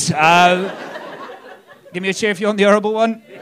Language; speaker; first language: English; native; English